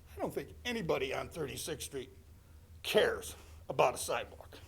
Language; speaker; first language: English; native; English